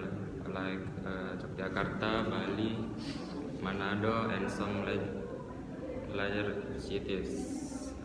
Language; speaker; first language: English; non-native, learner; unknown